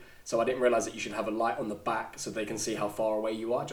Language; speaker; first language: English; native; English